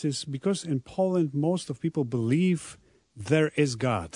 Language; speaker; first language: English; non-native, fluent; Polish